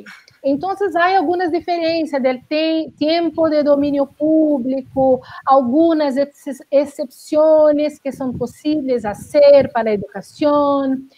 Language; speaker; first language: Spanish; non-native, learner; Portuguese